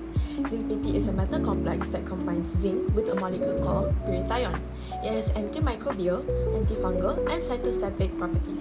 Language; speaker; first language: English; non-native, local second language; Malay